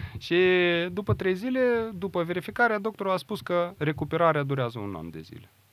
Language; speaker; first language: Romanian; non-native, local second language; Russian